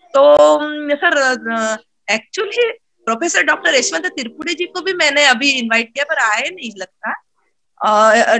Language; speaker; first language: Hindi; non-native, local second language; Marathi